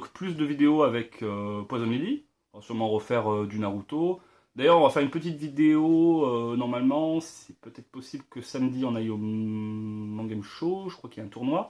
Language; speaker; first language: French; native; French